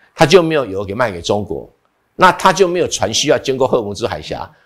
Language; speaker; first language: Chinese; native; Chinese